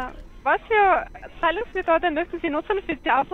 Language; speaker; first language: German; non-native, learner; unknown